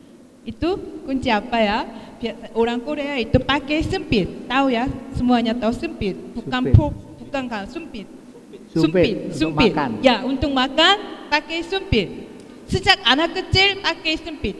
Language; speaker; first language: Indonesian; non-native, fluent; Korean